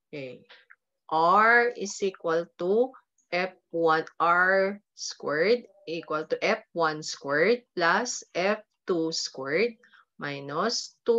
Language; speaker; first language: English; non-native, local second language; Filipino